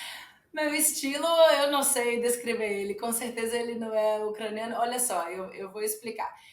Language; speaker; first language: Portuguese; non-native, fluent; Ukrainian